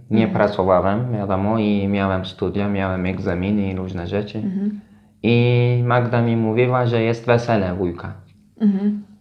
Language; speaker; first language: Polish; non-native, learner; Turkish